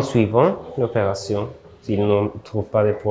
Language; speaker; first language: French; non-native, fluent; Turkish